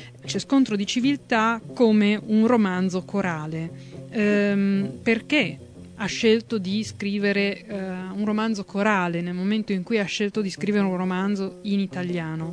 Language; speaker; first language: Italian; native; Italian